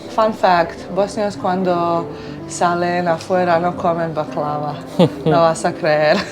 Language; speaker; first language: Spanish; non-native, learner; Bosnian